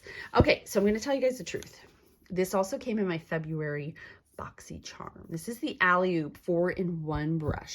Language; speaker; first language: English; native; English